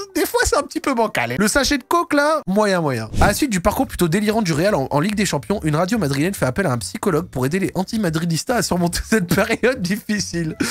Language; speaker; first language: French; native; French